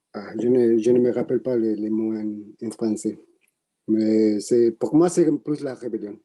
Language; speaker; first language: French; non-native, learner; Spanish